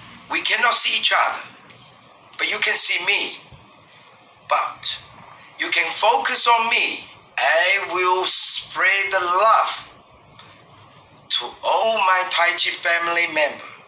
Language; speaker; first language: English; non-native, fluent; Chinese